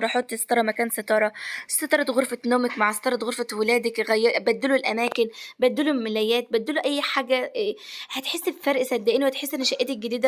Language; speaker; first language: Arabic; native; Arabic